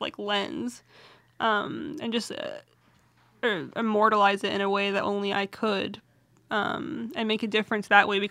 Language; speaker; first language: English; native; English